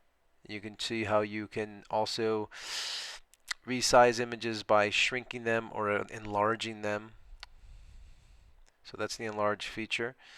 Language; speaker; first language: English; native; English